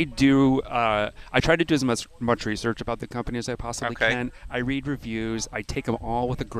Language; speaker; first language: English; native; English